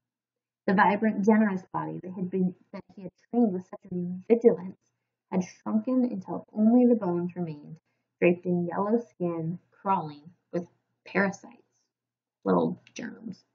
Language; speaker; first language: English; native; English